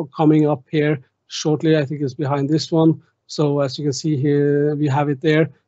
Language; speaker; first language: English; non-native, fluent; German